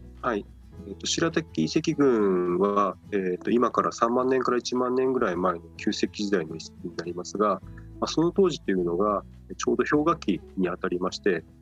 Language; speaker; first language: Japanese; native; Japanese